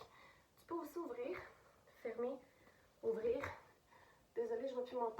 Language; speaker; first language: French; native; French